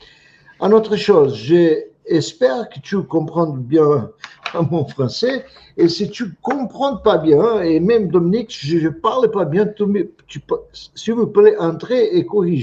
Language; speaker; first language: French; non-native, fluent; Portuguese